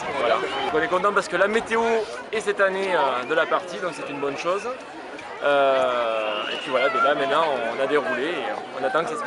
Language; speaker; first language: French; native; French